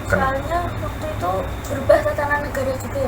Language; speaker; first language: Indonesian; native; Indonesian